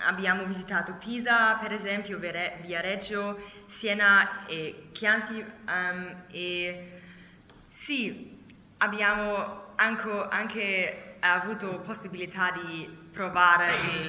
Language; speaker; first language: Italian; non-native, learner; German